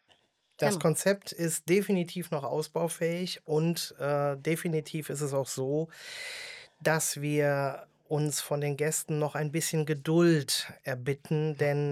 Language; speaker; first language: German; native; German